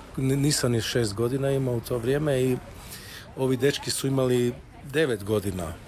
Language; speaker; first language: Croatian; early bilingual, heritage; Croatian